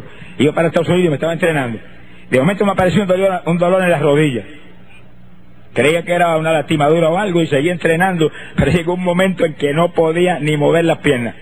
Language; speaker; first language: Spanish; native; Spanish